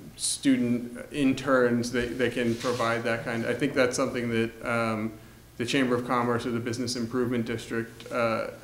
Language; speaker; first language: English; native; English